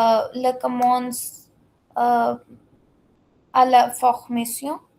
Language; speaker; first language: French; non-native, learner; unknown